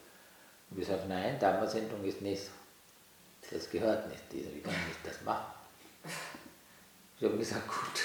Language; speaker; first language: German; non-native, learner; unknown